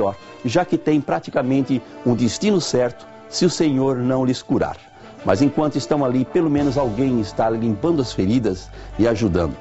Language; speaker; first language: Portuguese; native; Portuguese